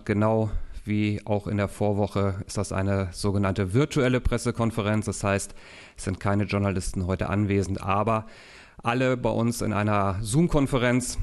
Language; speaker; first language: German; native; German